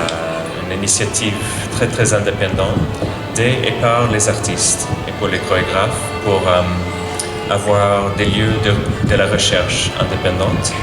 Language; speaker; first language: French; non-native, fluent; English